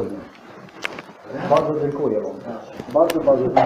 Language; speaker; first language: Polish; non-native, learner; Slovenian